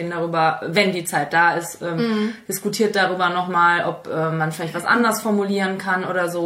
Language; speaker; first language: German; native; German